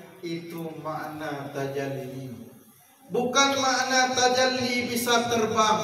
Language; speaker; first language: Indonesian; non-native, local second language; Achinese